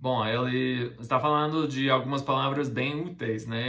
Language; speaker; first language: Portuguese; non-native, fluent; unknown